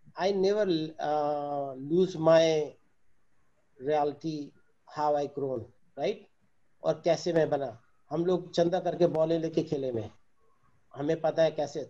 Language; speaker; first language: Urdu; native; Urdu